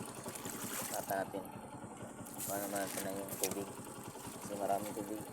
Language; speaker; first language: Filipino; non-native, local second language; Cebuano